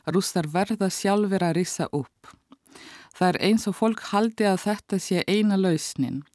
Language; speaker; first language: Icelandic; non-native, fluent; Russian